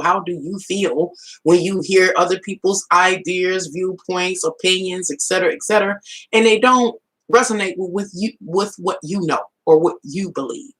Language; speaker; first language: English; native; English